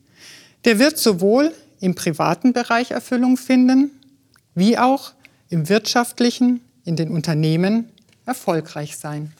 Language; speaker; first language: German; native; German